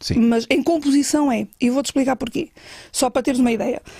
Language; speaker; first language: Portuguese; native; Portuguese